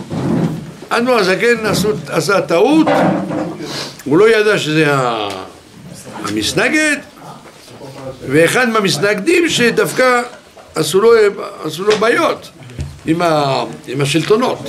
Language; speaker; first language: Hebrew; non-native, fluent; French